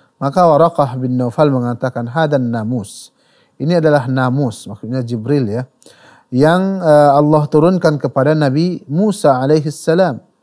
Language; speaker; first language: Malay; native; Malay